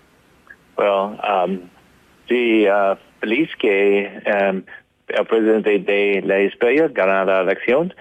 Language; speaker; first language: Spanish; non-native, learner; English